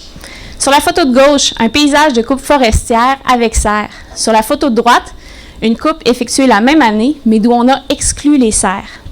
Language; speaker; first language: French; native; French